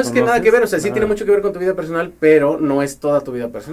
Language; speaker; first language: Spanish; native; Spanish